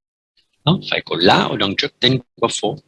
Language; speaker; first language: Vietnamese; non-native, fluent; French